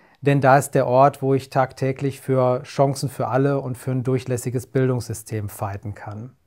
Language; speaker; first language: German; native; German